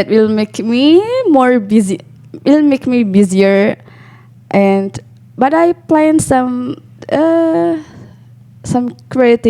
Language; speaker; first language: English; non-native, learner; Indonesian